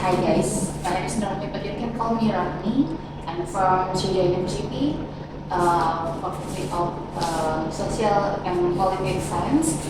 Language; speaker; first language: English; non-native, learner; Indonesian